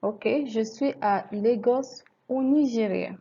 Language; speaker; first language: French; non-native, fluent; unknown